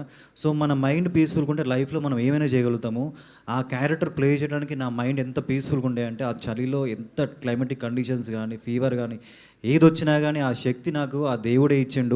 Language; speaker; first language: Telugu; native; Telugu